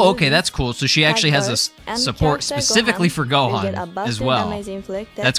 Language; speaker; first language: English; native; English